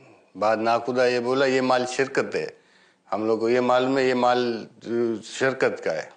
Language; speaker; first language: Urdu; non-native, learner; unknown